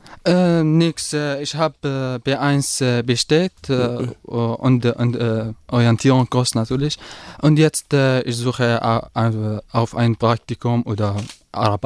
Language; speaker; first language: German; non-native, learner; Arabic